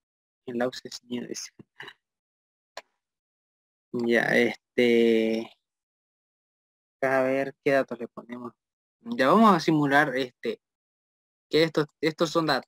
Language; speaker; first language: Spanish; native; Spanish